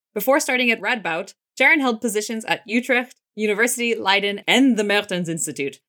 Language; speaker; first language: English; native; English